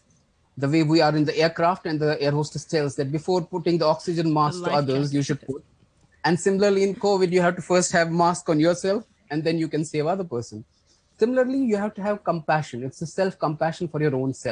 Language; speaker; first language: English; non-native, local second language; Kashmiri